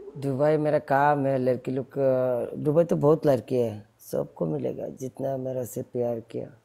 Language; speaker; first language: Hindi; non-native, learner; Bangla